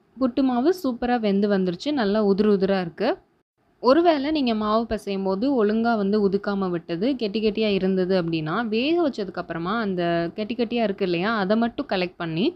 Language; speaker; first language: Tamil; native; Tamil